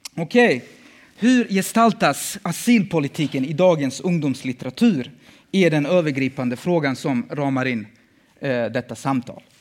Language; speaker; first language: Swedish; early bilingual, other home language; Bosnian